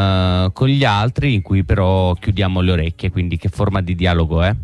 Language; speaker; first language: Italian; native; Italian